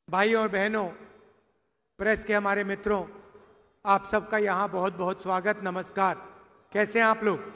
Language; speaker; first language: Hindi; native; Hindi